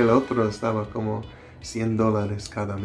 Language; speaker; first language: Spanish; non-native, learner; English